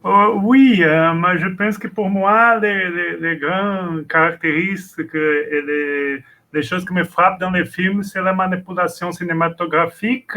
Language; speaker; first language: French; non-native, learner; Portuguese